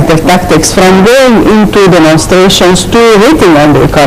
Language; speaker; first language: English; non-native, fluent; Arabic